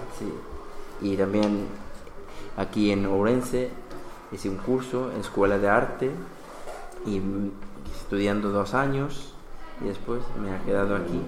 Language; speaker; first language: Spanish; non-native, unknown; Bangla